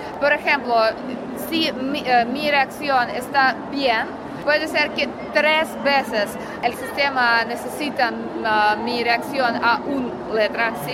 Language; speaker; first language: Spanish; non-native, learner; Russian